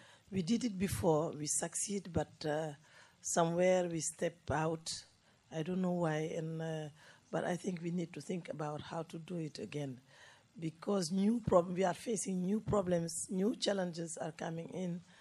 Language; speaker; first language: English; non-native, fluent; Wolof